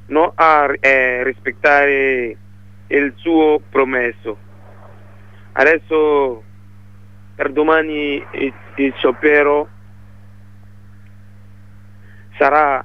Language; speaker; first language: Italian; non-native, learner; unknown